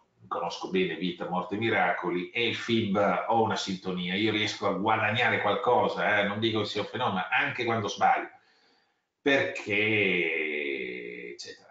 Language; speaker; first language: Italian; native; Italian